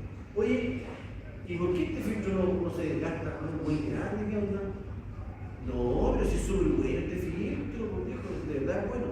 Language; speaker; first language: Spanish; native; Spanish